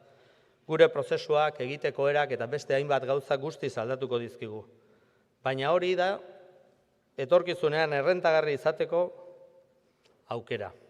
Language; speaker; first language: Basque; native; Basque